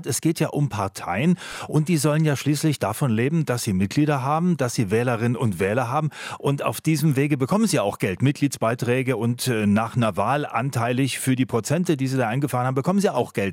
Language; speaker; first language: German; native; German